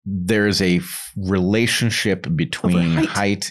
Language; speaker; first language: English; native; English